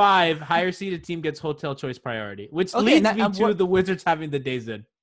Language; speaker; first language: English; native; English